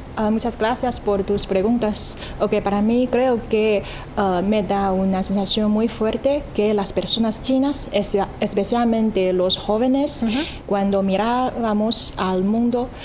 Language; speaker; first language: Spanish; non-native, fluent; Chinese